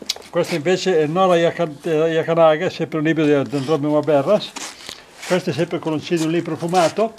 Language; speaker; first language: Italian; native; Italian